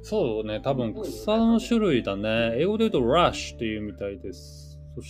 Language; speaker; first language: Japanese; native; Japanese